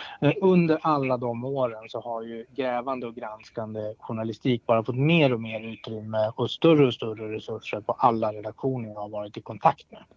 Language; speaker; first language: Swedish; native; Swedish